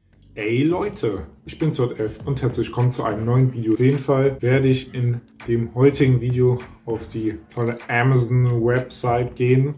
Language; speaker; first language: German; native; German